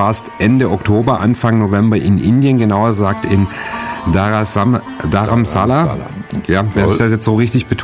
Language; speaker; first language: German; native; German